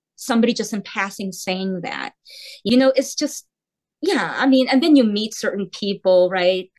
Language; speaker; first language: English; early bilingual, heritage; Korean